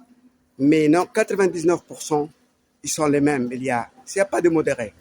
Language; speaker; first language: French; non-native, learner; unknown